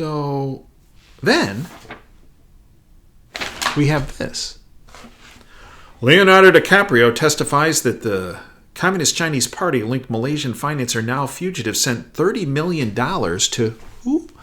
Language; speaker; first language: English; native; English